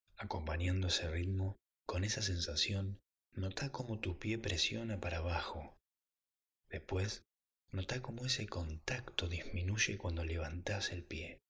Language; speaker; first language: Spanish; native; Spanish